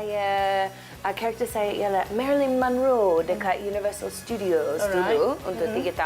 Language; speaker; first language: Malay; non-native, learner; English